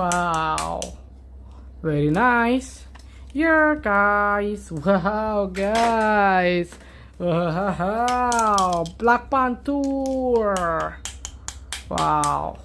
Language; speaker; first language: English; non-native, learner; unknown